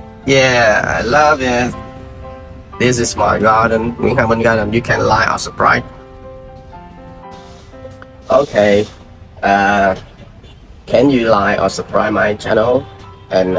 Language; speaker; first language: English; non-native, learner; Vietnamese